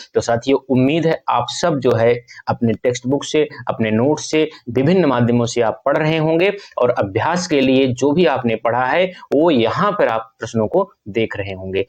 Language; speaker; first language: Hindi; native; Hindi